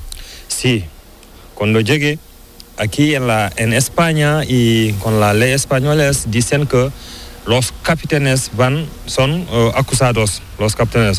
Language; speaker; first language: Spanish; non-native, learner; Fula